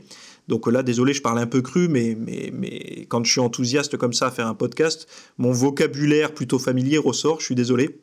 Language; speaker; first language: French; native; French